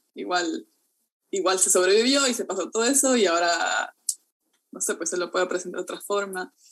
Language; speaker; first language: Spanish; native; Spanish